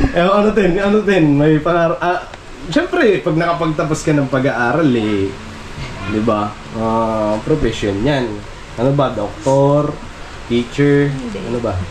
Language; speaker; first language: Filipino; non-native, local second language; Waray